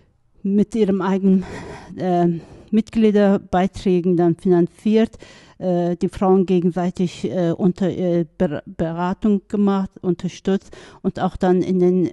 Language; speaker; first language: German; non-native, fluent; Turkish